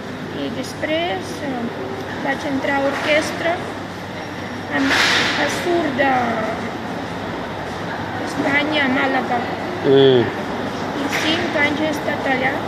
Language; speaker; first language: Catalan; non-native, fluent; Russian